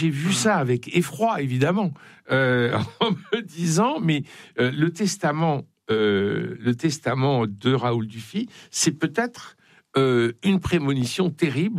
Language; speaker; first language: French; native; French